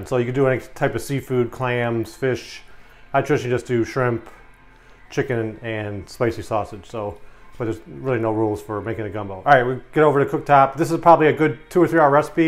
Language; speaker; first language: English; native; English